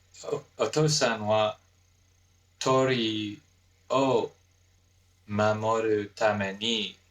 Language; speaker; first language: Japanese; non-native, learner; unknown